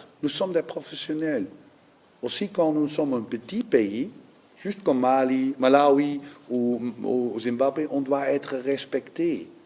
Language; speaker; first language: French; non-native, fluent; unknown